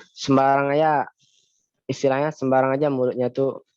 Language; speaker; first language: Indonesian; native; Indonesian